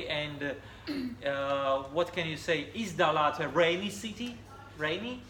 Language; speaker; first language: English; non-native, fluent; Russian